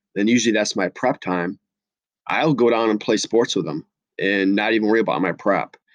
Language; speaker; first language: English; native; English